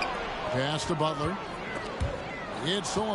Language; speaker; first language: English; native; English